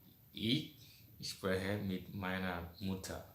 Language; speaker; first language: German; non-native, fluent; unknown